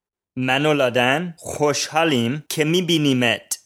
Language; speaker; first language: Persian; non-native, learner; English